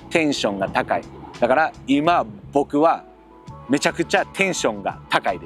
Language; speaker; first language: Japanese; non-native, fluent; English